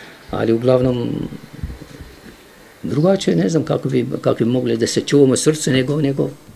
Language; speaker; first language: Croatian; non-native, fluent; Arabic